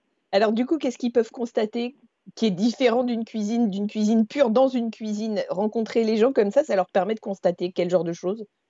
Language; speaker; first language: French; native; French